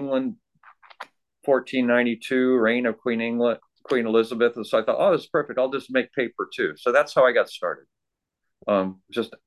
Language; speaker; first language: English; native; English